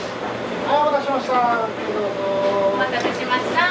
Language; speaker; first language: Japanese; native; Japanese